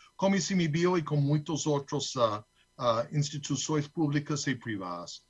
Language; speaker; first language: Portuguese; non-native, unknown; English